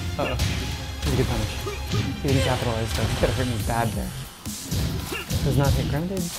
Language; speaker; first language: English; native; English